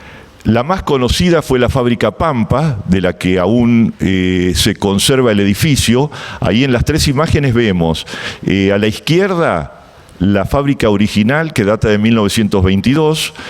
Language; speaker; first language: Spanish; native; Spanish